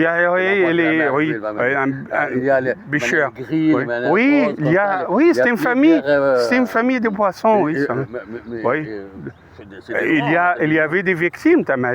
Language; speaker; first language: French; non-native, fluent; Arabic